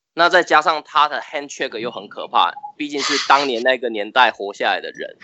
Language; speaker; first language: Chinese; native; Chinese